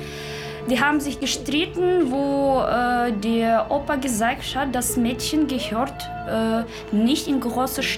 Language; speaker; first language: German; non-native, learner; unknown